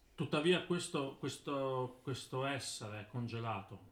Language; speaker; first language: Italian; native; Italian